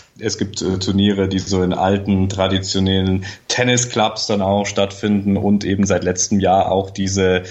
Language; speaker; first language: German; native; German